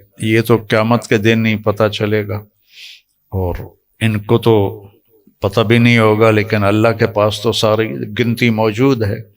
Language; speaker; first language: Urdu; non-native, local second language; Punjabi